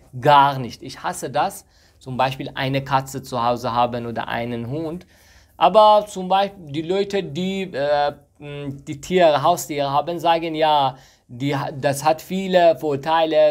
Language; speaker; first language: German; non-native, fluent; Persian